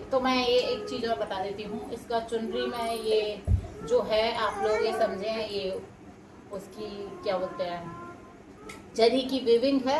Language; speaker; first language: Hindi; native; Hindi